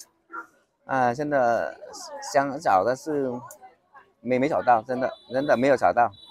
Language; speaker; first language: Chinese; non-native, fluent; Vietnamese